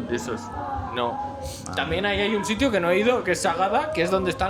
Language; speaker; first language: Spanish; native; Spanish